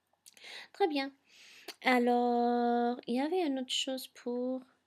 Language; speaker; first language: French; non-native, fluent; English